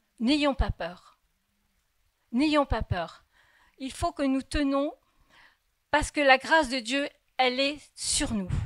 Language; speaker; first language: French; early bilingual, other home language; Kabyle